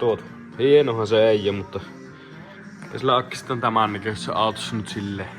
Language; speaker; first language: Finnish; native; Finnish